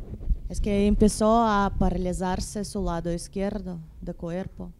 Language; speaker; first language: Spanish; non-native, fluent; Russian